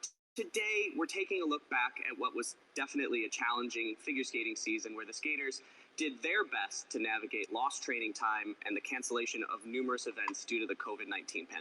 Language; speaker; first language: English; native; English